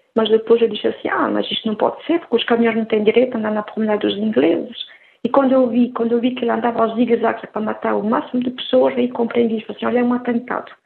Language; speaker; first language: Portuguese; early bilingual, heritage; Portuguese